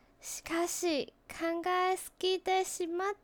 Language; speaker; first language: Japanese; non-native, learner; Chinese